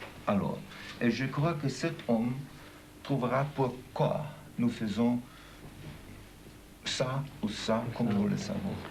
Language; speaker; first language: French; non-native, fluent; German